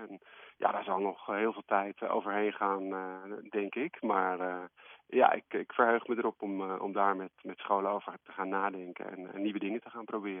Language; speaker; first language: Dutch; native; Dutch